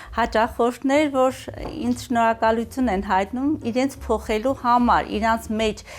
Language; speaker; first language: Armenian; native; Armenian